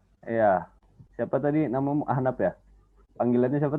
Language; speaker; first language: Indonesian; native; Indonesian